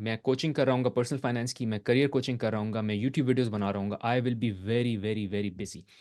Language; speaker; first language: Urdu; native; Urdu